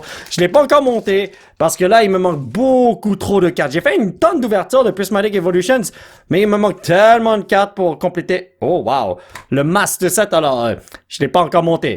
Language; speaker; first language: French; native; French